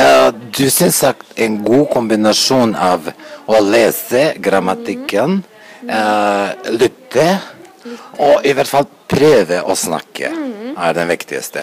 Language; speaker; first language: Norwegian; non-native, fluent; Serbian